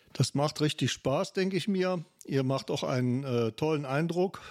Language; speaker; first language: German; native; German